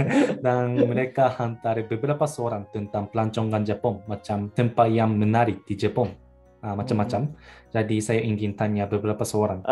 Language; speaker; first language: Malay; non-native, learner; Japanese